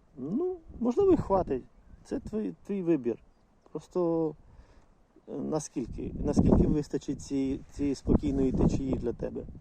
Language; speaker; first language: Ukrainian; non-native, local second language; Russian